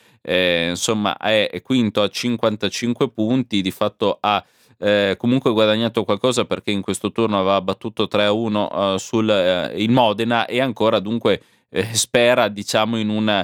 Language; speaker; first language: Italian; native; Italian